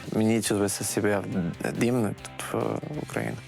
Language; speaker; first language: Ukrainian; non-native, fluent; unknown